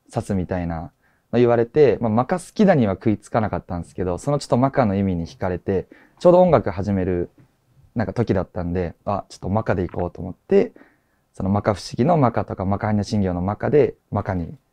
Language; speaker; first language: Japanese; native; Japanese